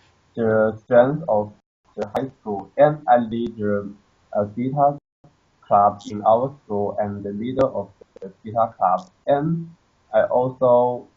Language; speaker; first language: English; non-native, learner; Chinese